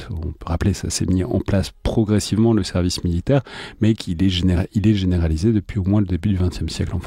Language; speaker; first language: French; native; French